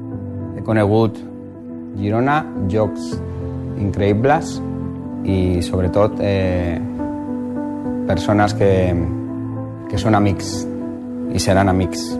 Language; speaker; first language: Catalan; non-native, fluent; Spanish